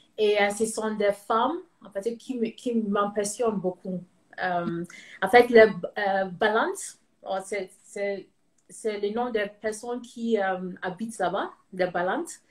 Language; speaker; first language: French; non-native, fluent; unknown